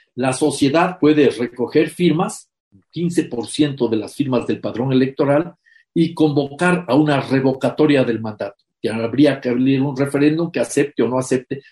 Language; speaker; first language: Spanish; native; Spanish